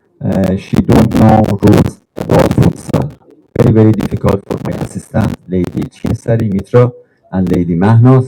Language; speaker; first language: English; non-native, learner; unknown